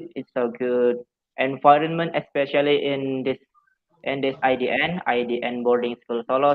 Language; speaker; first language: English; non-native, fluent; Javanese